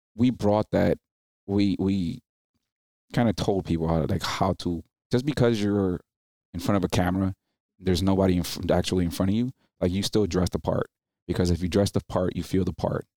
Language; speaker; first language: English; early bilingual, other home language; Spanish